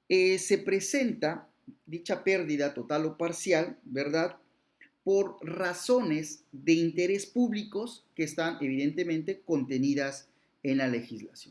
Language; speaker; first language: Spanish; native; Spanish